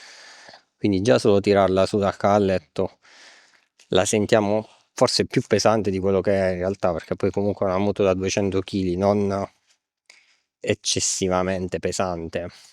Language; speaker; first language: Italian; native; Italian